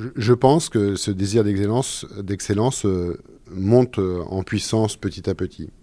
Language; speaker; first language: French; native; French